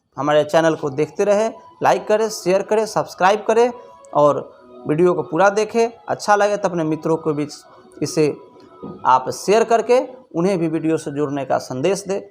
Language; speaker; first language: Hindi; native; Hindi